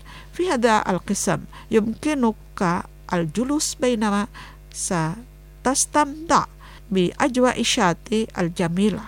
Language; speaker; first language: Arabic; non-native, fluent; Indonesian